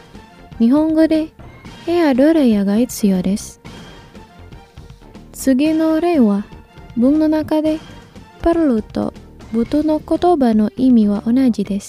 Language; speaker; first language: Japanese; non-native, fluent; Indonesian